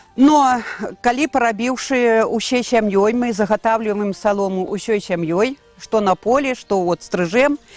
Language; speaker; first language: Belarusian; native; Belarusian